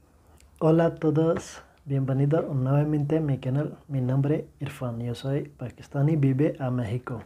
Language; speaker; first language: Spanish; non-native, learner; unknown